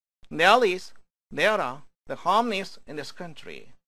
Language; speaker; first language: English; non-native, fluent; Korean